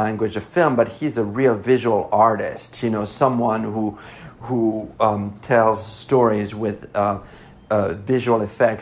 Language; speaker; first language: English; non-native, fluent; French